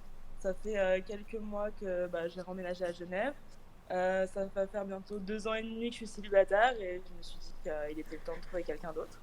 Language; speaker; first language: French; native; French